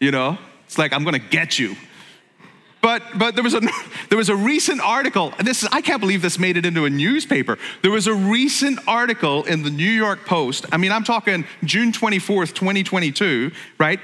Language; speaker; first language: English; native; English